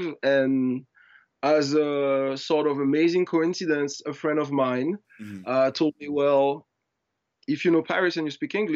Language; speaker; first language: English; non-native, fluent; French